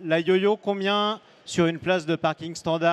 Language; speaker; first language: French; native; French